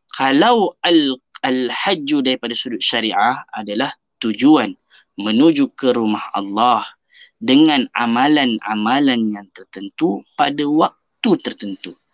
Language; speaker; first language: Malay; native; Malay